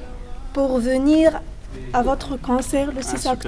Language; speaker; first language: French; non-native, learner; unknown